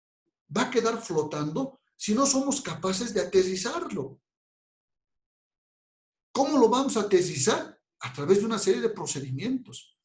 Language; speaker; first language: Spanish; native; Spanish